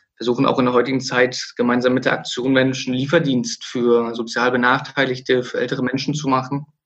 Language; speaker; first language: German; native; German